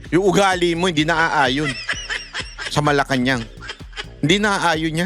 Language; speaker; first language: Filipino; native; Filipino